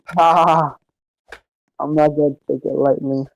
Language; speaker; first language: English; native; English